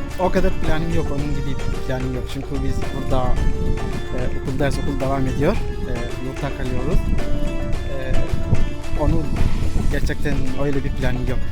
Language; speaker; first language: Turkish; non-native, learner; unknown